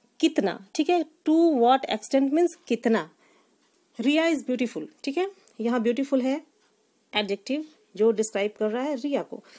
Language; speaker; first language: Hindi; native; Hindi